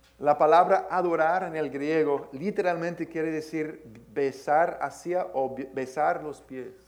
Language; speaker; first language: Spanish; early bilingual, heritage; Spanish